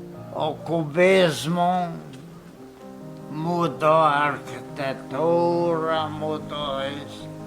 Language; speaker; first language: Portuguese; non-native, fluent; Polish